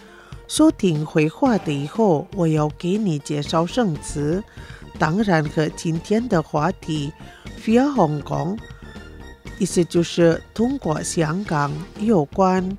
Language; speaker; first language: Chinese; non-native, fluent; Indonesian